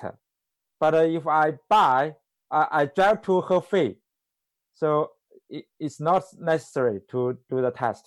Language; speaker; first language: English; non-native, learner; Chinese